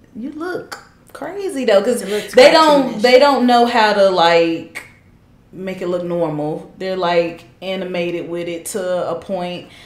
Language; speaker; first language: English; native; English